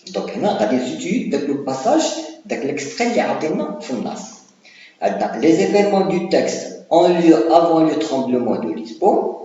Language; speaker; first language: French; non-native, local second language; Arabic